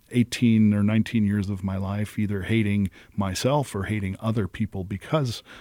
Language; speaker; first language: English; early bilingual, other home language; Italian